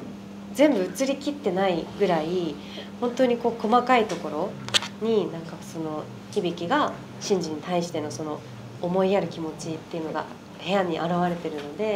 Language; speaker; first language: Japanese; native; Japanese